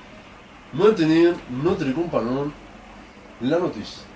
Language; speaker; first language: French; non-native, learner; Spanish